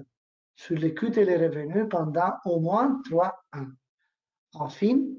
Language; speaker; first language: French; non-native, learner; Italian